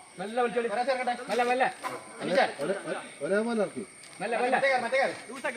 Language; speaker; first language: Malayalam; native; Malayalam